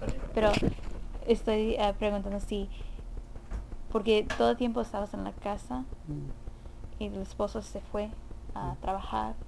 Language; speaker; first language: Spanish; early bilingual, heritage; Spanish